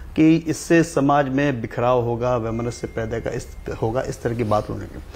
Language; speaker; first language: Hindi; native; Hindi